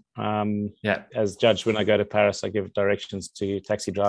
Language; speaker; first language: English; native; English